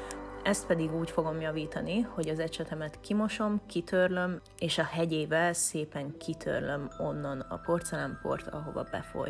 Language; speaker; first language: Hungarian; native; Hungarian